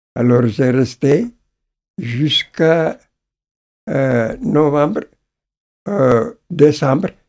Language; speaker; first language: French; non-native, local second language; Wolof